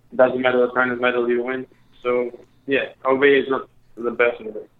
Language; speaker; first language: English; early bilingual, other home language; Albanian